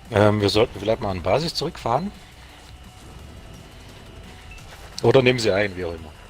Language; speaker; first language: German; native; German